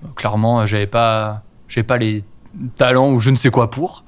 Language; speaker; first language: French; native; French